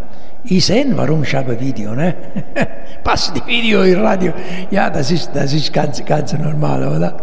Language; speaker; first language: German; non-native, fluent; Italian